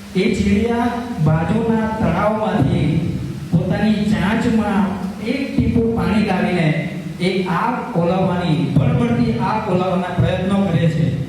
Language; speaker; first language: Gujarati; non-native, local second language; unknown